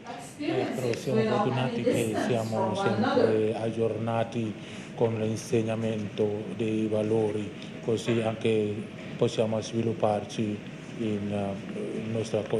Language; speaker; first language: Italian; non-native, learner; Indonesian